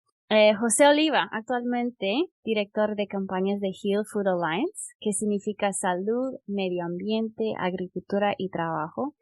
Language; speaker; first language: Spanish; non-native, fluent; English